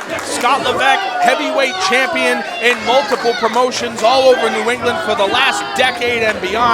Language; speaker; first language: English; native; English